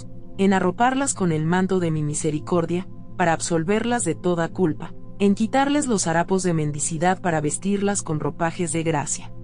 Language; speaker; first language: Spanish; native; Spanish